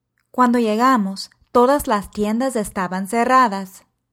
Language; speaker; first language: Spanish; non-native, fluent; English